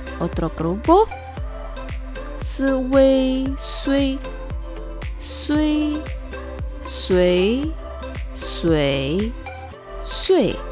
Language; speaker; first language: Spanish; non-native, fluent; Chinese